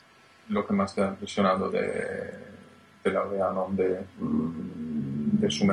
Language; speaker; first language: Spanish; non-native, fluent; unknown